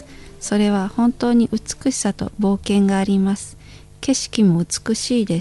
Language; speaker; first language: Japanese; non-native, learner; Indonesian